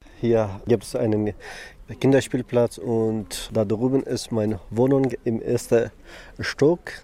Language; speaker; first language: German; non-native, learner; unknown